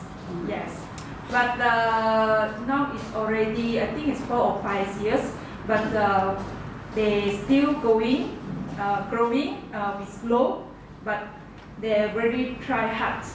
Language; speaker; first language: English; non-native, learner; Indonesian